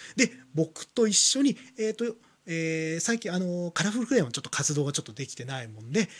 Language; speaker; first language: Japanese; native; Japanese